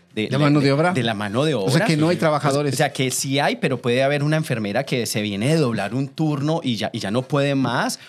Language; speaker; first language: Spanish; native; Spanish